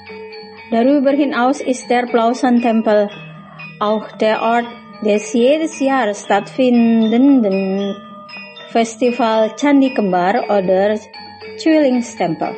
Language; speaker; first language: German; non-native, fluent; Indonesian